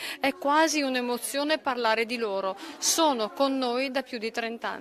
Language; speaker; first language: Italian; native; Italian